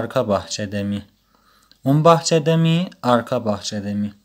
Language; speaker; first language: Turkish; non-native, fluent; Persian